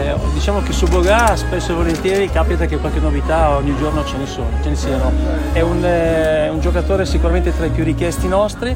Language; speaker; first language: Italian; native; Italian